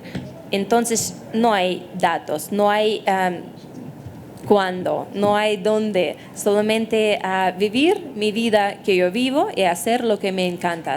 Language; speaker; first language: Spanish; non-native, fluent; Russian